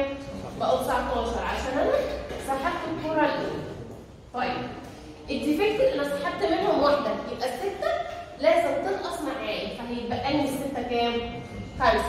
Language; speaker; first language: Arabic; native; Arabic